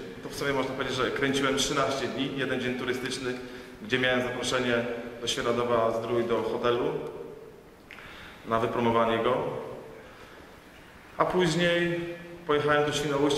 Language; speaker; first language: Polish; native; Polish